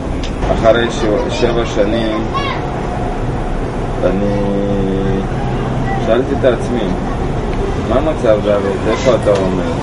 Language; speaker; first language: Hebrew; non-native, learner; Russian